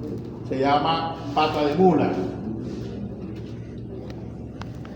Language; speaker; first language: Spanish; native; Spanish